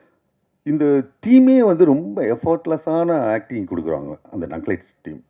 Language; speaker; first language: Tamil; native; Tamil